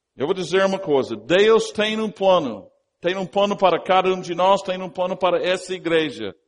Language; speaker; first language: Portuguese; non-native, fluent; English